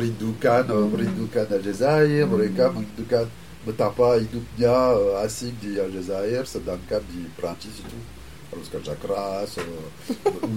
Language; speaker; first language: Indonesian; non-native, fluent; French